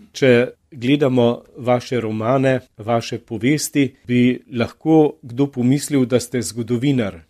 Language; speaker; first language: Slovenian; native; Slovenian